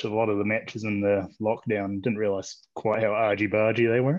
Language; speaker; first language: English; native; English